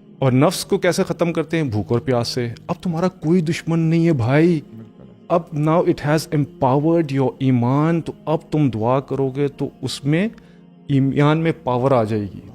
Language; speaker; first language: Urdu; native; Urdu